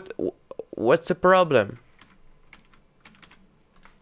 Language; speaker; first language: English; non-native, fluent; Russian